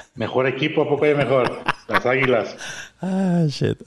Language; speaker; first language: Spanish; early bilingual, heritage; Spanish